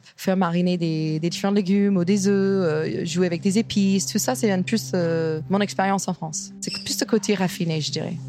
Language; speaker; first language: French; non-native, fluent; English